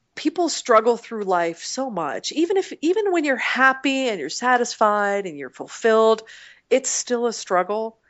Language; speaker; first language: English; native; English